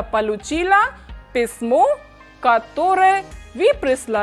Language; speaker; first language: Russian; non-native, fluent; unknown